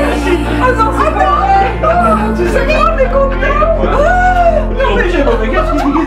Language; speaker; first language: French; native; French